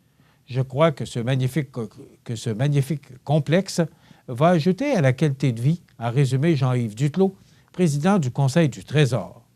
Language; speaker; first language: French; native; French